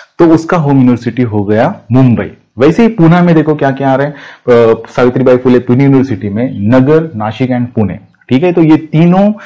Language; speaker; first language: Hindi; non-native, local second language; Marathi